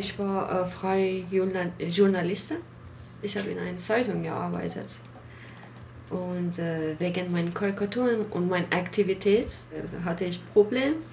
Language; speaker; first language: German; non-native, learner; Persian